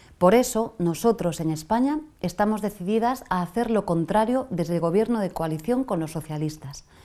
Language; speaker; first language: Spanish; native; Spanish